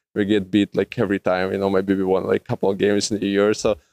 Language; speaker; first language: English; non-native, learner; Russian